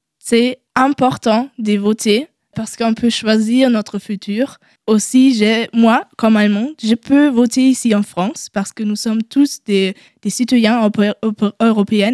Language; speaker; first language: French; non-native, learner; German